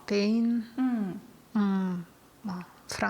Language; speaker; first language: Japanese; non-native, learner; Italian